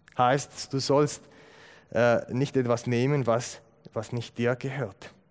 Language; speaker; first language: German; non-native, fluent; Romanian